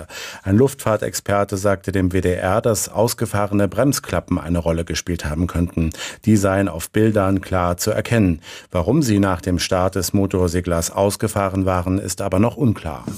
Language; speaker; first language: German; native; German